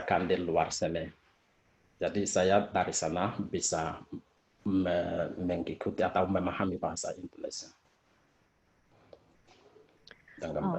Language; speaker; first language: Indonesian; non-native, fluent; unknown